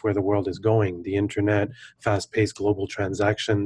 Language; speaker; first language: English; non-native, fluent; French